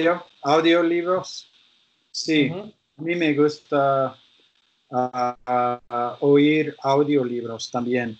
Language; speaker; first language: Spanish; non-native, learner; English